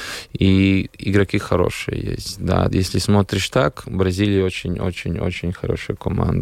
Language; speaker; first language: Russian; non-native, local second language; Latvian